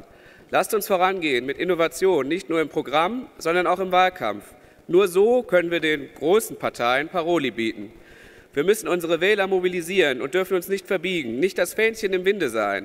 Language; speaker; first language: German; native; German